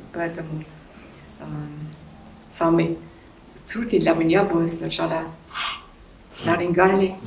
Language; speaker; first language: Russian; non-native, learner; German